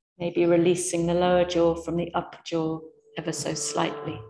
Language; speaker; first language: English; native; English